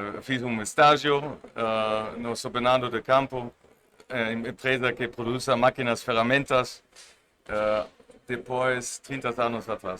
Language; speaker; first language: Portuguese; non-native, learner; German